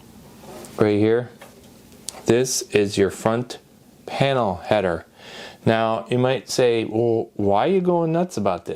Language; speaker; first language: English; native; English